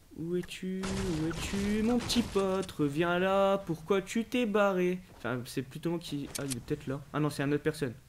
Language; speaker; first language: French; native; French